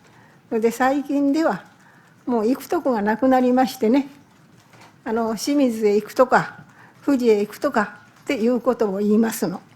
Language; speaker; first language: Japanese; native; Japanese